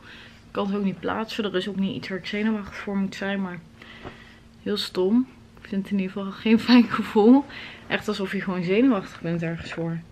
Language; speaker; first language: Dutch; native; Dutch